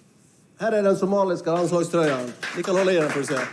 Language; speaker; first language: Swedish; native; Swedish